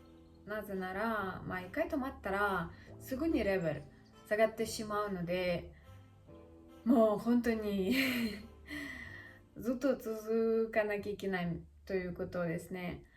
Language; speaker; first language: Japanese; non-native, learner; Russian